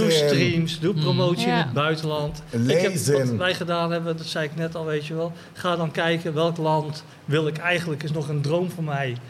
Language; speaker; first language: Dutch; native; Dutch